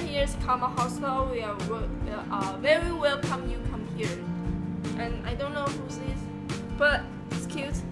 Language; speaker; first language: English; non-native, learner; Chinese